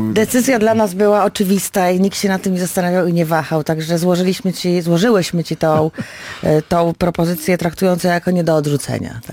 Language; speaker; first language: Polish; native; Polish